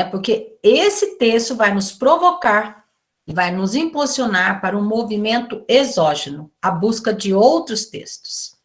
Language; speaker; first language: Portuguese; native; Portuguese